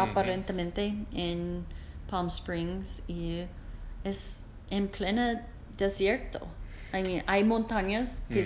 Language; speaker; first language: Spanish; non-native, learner; English